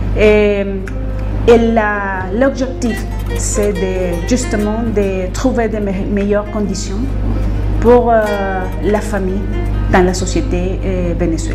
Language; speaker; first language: French; non-native, fluent; Spanish